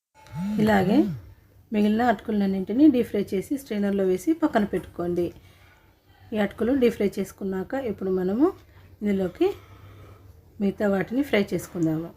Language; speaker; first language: Telugu; native; Telugu